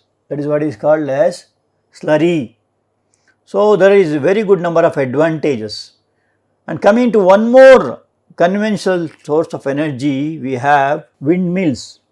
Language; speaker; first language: English; non-native, local second language; Kannada